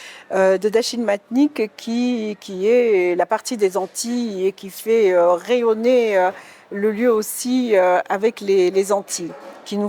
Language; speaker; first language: French; native; French